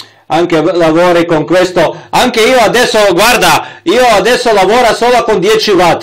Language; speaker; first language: Italian; non-native, learner; Croatian